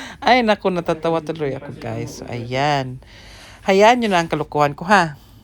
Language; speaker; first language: Filipino; native; Filipino